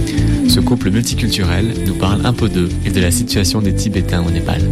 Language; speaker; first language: French; native; French